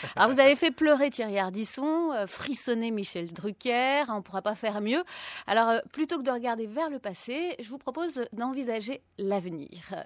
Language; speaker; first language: French; native; French